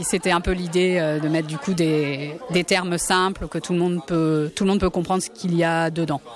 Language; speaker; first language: French; native; French